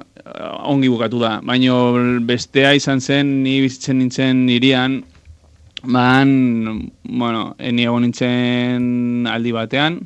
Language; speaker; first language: Basque; non-native, local second language; Spanish